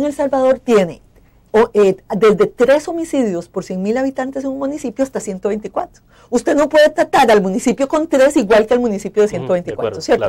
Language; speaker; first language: Spanish; native; Spanish